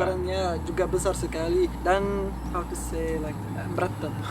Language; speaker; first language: Indonesian; non-native, fluent; Arabic